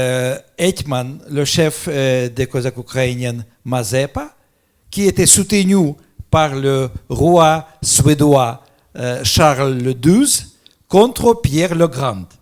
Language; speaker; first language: French; non-native, fluent; Russian